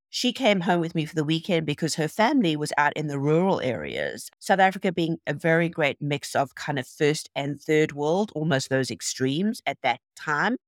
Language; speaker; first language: English; native; English